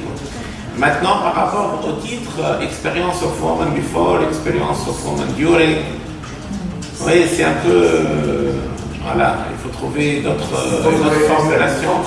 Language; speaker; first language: French; non-native, local second language; Arabic